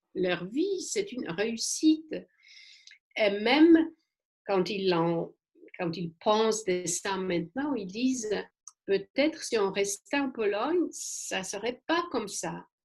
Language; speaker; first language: French; non-native, fluent; Polish